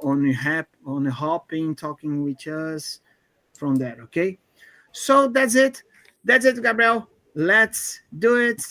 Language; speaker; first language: English; non-native, fluent; Portuguese